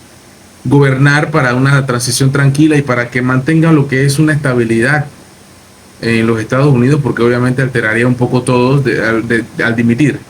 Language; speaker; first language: Spanish; native; Spanish